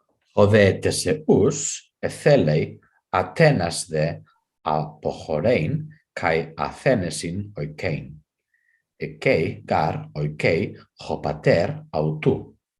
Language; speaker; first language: Greek; non-native, fluent; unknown